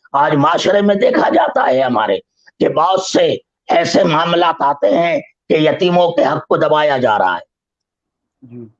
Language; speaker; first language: Urdu; native; Urdu